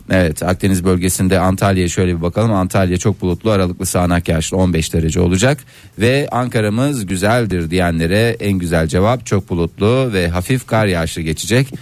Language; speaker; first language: Turkish; native; Turkish